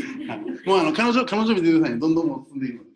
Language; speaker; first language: Japanese; native; Japanese